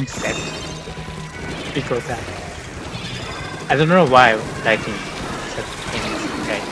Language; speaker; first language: English; non-native, learner; Japanese